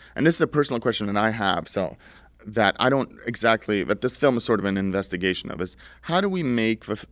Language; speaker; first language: English; early bilingual, other home language; Russian